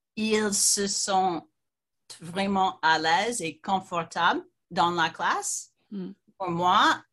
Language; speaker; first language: French; non-native, fluent; English